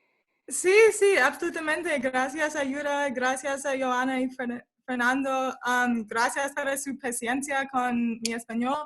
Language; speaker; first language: Spanish; non-native, learner; English